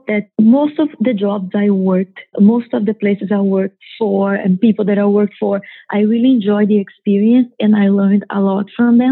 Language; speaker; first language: English; non-native, fluent; Portuguese